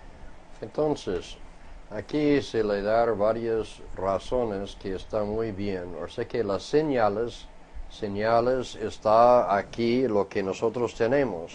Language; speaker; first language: Spanish; non-native, fluent; English